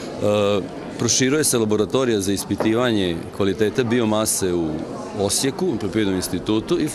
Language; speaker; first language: Serbian; native; Serbian